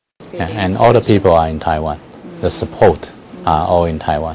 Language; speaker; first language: English; non-native, fluent; Chinese